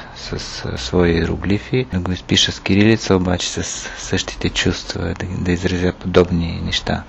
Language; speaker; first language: Bulgarian; native; Bulgarian